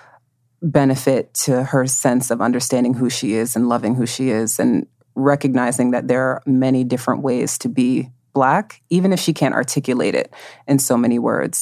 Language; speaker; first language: English; native; English